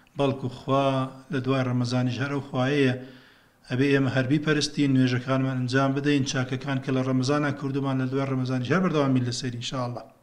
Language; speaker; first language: Central Kurdish; native; Central Kurdish